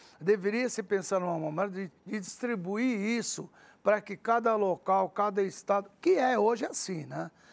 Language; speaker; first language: Portuguese; early bilingual, other home language; Arabic